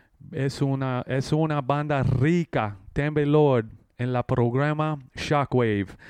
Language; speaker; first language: Spanish; non-native, learner; English